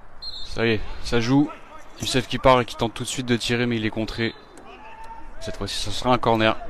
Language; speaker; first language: French; native; French